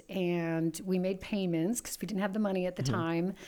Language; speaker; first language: English; early bilingual, other home language; Italian